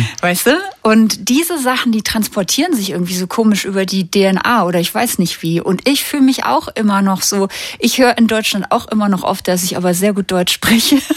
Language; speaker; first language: German; native; German